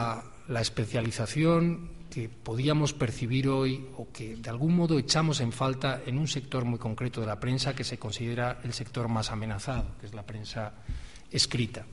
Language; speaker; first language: Spanish; native; Spanish